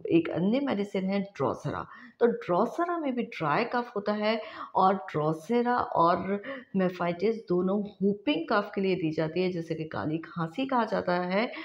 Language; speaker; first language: Hindi; non-native, local second language; Marathi